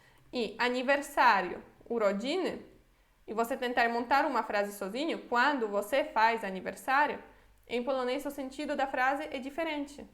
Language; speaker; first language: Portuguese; non-native, fluent; Polish